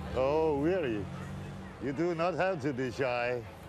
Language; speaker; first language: English; non-native, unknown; Danish